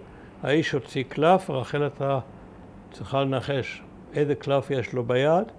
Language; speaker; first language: Hebrew; early bilingual, other home language; German